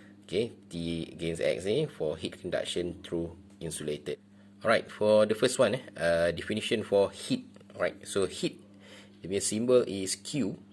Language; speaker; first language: English; non-native, local second language; Malay